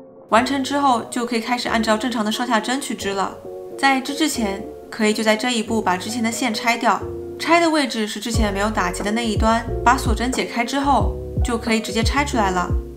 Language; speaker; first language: Chinese; native; Chinese